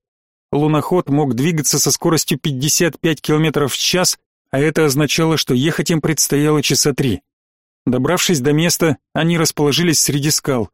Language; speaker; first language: Russian; native; Russian